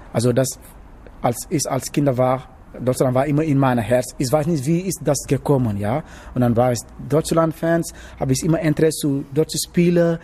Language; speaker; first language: German; non-native, learner; Wolof